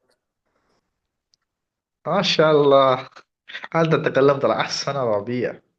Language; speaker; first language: Arabic; non-native, learner; Urdu